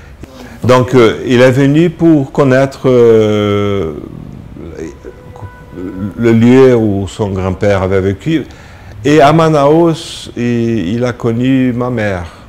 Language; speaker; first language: French; non-native, fluent; Portuguese